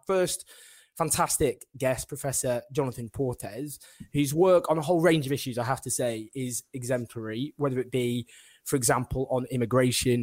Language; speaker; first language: English; native; English